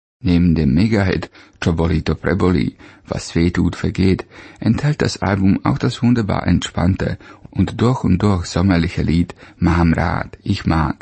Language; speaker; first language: German; native; German